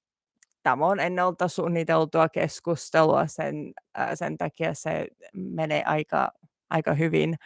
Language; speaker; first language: Finnish; non-native, learner; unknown